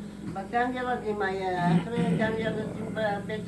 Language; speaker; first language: Hebrew; non-native, learner; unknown